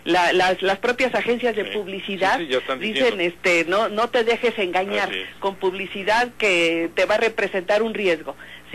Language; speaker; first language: Spanish; native; Spanish